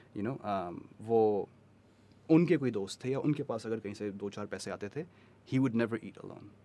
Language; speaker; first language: English; native; English